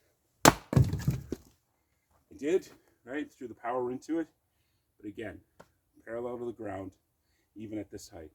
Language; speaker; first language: English; native; English